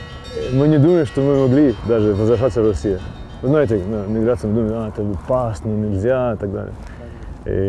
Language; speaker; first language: Russian; early bilingual, heritage; Russian